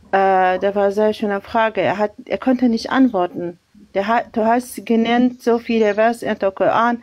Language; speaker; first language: German; non-native, learner; Arabic